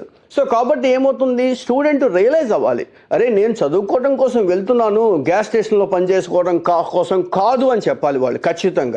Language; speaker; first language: Telugu; native; Telugu